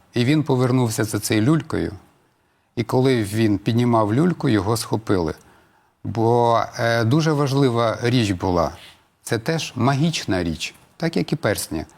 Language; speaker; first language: Ukrainian; non-native, local second language; Russian